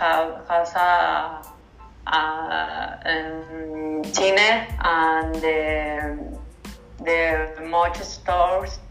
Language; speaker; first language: English; non-native, learner; Spanish